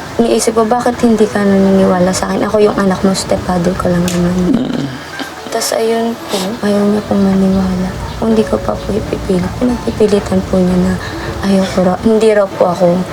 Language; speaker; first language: Filipino; native; Filipino